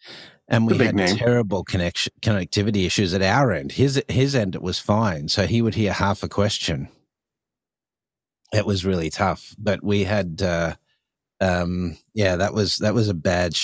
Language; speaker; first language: English; native; English